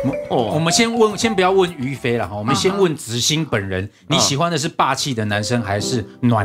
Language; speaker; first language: Chinese; native; Chinese